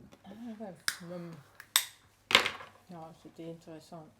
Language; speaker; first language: French; non-native, learner; English